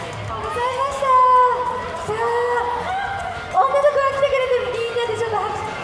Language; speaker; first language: Japanese; native; Japanese